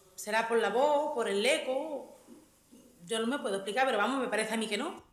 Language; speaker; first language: Spanish; native; Spanish